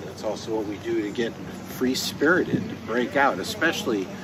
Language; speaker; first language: English; native; English